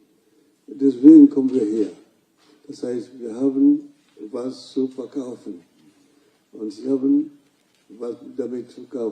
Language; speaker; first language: German; non-native, fluent; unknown